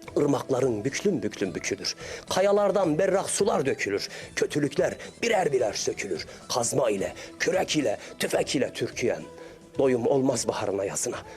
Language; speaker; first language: Turkish; early bilingual, heritage; Arabic